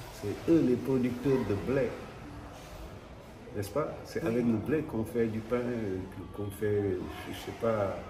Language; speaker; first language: French; non-native, local second language; Wolof